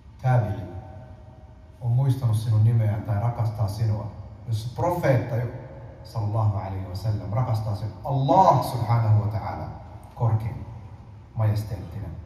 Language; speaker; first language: Finnish; early bilingual, other home language; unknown